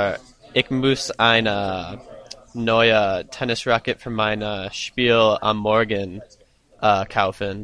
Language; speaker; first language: German; non-native, learner; English